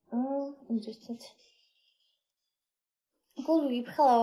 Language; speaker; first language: English; non-native, learner; Russian